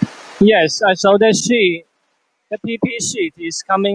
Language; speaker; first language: English; non-native, fluent; Chinese